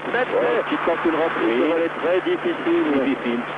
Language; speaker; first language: French; native; French